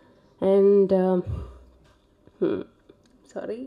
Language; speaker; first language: Tamil; non-native, local second language; Malayalam